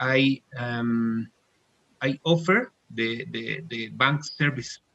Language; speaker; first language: English; non-native, learner; Spanish